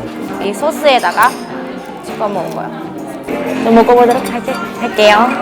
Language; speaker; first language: Korean; non-native, fluent; Vietnamese